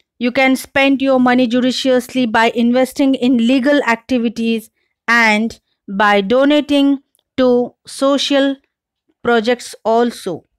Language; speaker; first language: English; non-native, local second language; Marathi